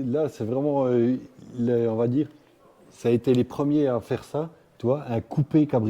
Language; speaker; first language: French; native; French